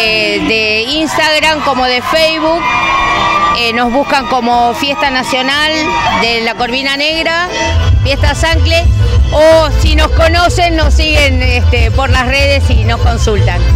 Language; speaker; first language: Spanish; native; Spanish